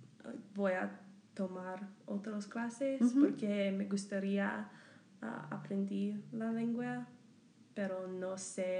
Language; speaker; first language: Spanish; non-native, learner; English